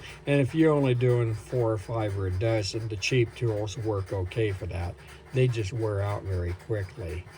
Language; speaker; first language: English; native; English